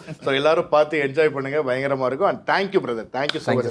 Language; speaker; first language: Tamil; native; Tamil